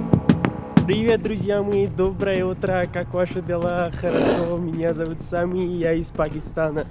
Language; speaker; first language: Russian; non-native, learner; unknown